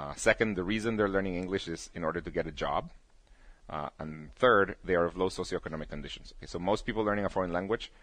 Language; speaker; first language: English; early bilingual, other home language; Spanish